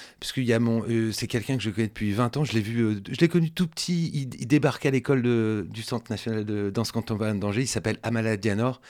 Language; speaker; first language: French; native; French